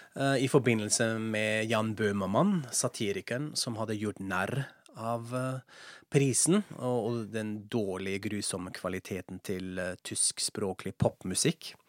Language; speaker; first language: Norwegian; non-native, fluent; German